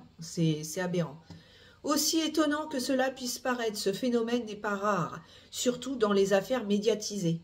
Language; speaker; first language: French; native; French